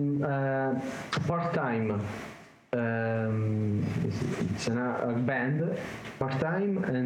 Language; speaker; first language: English; non-native, learner; Italian